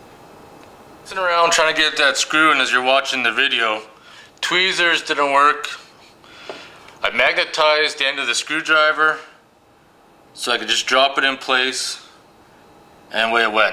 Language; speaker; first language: English; native; English